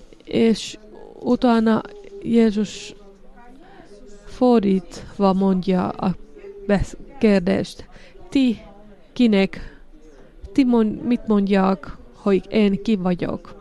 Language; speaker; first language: Hungarian; non-native, learner; Finnish